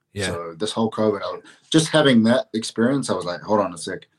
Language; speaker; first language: English; native; English